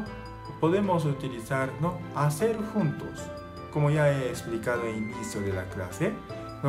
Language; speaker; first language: Spanish; non-native, fluent; Japanese